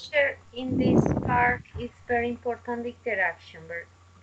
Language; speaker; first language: English; non-native, learner; Spanish